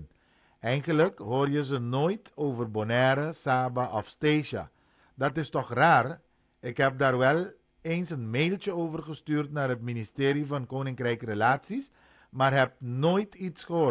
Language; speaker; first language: Dutch; non-native, local second language; Papiamento